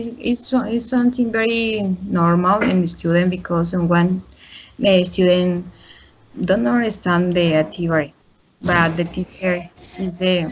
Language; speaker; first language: English; non-native, learner; Spanish